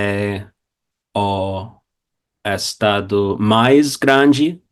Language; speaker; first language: Portuguese; non-native, fluent; English